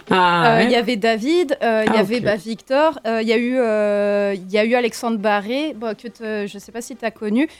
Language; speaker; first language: French; native; French